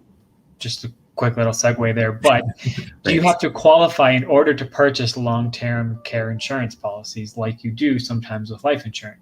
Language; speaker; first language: English; native; English